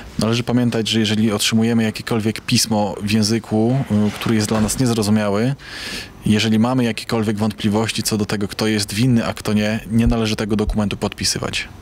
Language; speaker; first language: Polish; native; Polish